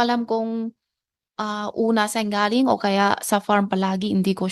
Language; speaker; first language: Filipino; non-native, learner; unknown